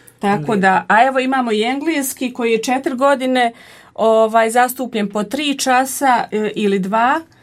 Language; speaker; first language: Croatian; native; Croatian